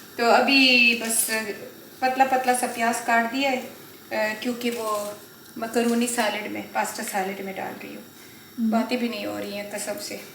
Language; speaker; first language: Urdu; non-native, local second language; Pashto